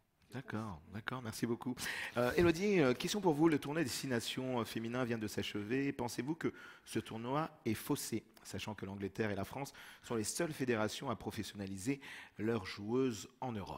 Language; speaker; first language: French; native; French